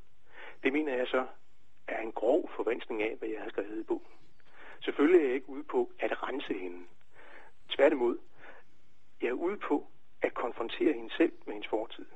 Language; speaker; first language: Danish; native; Danish